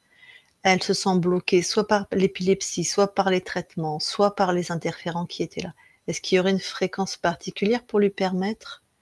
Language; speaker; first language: French; native; French